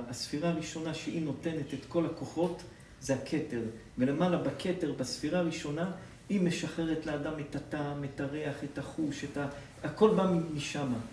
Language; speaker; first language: Hebrew; native; Hebrew